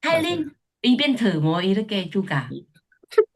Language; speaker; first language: Korean; non-native, learner; Vietnamese